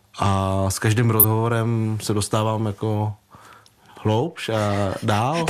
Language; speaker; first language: Czech; early bilingual, other home language; Vietnamese